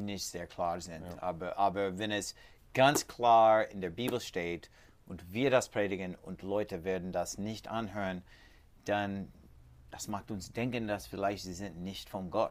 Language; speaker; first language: German; non-native, learner; English